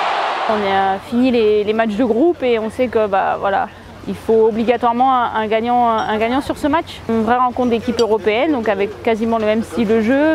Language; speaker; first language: French; native; French